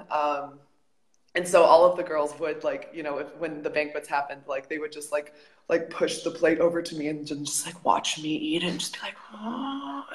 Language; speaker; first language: English; native; English